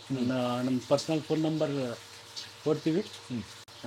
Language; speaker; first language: Kannada; non-native, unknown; Nepali